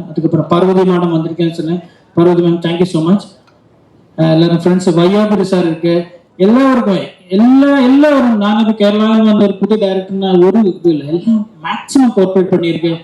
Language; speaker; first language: Tamil; non-native, learner; Malayalam